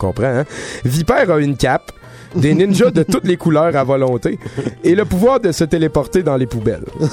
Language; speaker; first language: French; native; French